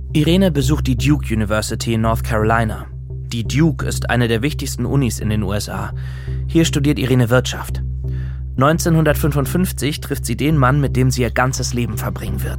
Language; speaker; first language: German; native; German